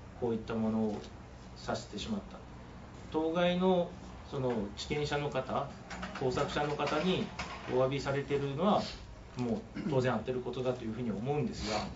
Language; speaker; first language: Japanese; native; Japanese